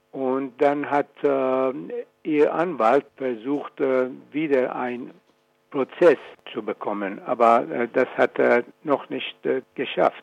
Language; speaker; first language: German; non-native, fluent; Persian